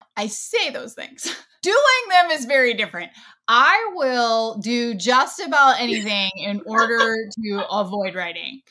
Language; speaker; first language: English; native; English